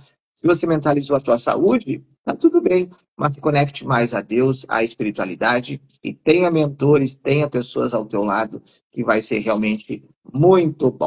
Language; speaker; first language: Portuguese; native; Portuguese